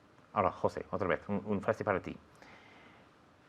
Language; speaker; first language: Spanish; non-native, fluent; English